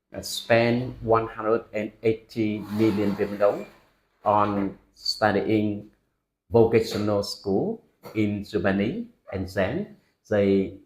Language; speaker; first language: English; non-native, fluent; Vietnamese